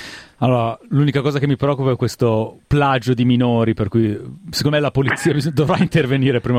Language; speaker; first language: Italian; native; Italian